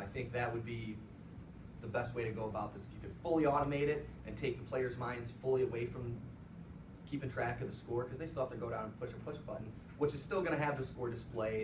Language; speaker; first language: English; native; English